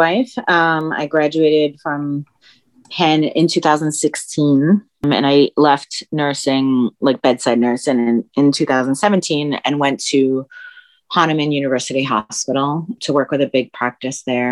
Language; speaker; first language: English; early bilingual, other home language; Spanish